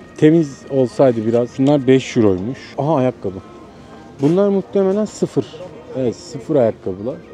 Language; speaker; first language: Turkish; native; Turkish